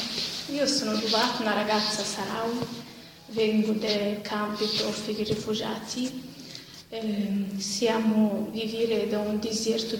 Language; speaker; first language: Italian; non-native, learner; Arabic